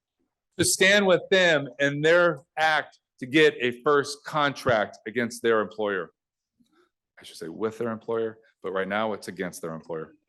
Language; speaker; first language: English; native; English